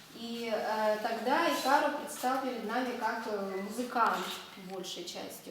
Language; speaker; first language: Russian; native; Russian